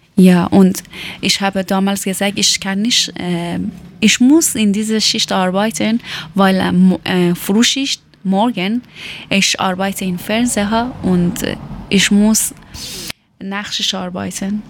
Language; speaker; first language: German; non-native, learner; Persian